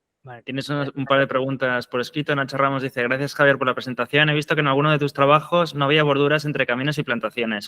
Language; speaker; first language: Spanish; native; Spanish